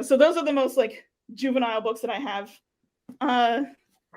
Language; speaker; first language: English; native; English